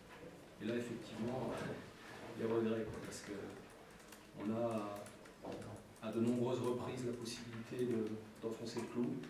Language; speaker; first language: French; native; French